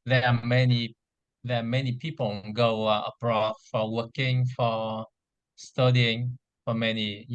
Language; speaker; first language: English; non-native, learner; Vietnamese